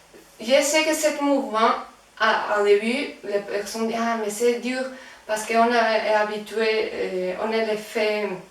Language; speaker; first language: French; non-native, fluent; Spanish